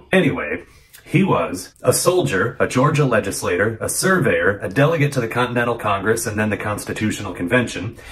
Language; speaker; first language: English; native; English